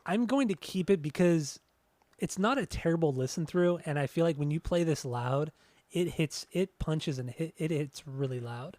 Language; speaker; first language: English; native; English